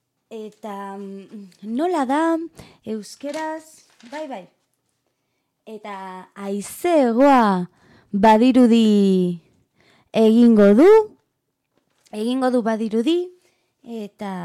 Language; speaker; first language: Basque; non-native, learner; Spanish